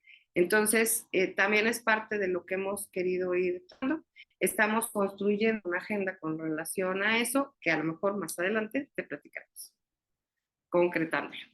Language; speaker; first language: Spanish; native; Spanish